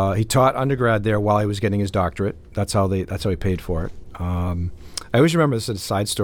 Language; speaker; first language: English; native; English